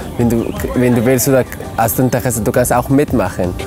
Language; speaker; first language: German; non-native, learner; Persian